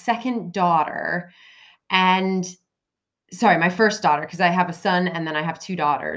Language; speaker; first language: English; native; English